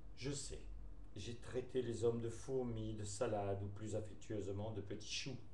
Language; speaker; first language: French; native; French